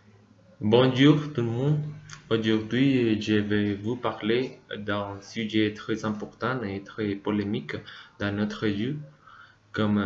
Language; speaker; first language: French; non-native, learner; Spanish